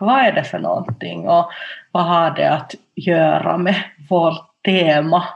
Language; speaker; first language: Swedish; non-native, local second language; Finnish